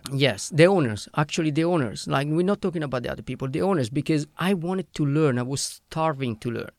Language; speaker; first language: English; non-native, fluent; Italian